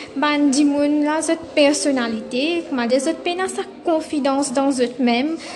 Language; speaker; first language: French; non-native, local second language; Morisyen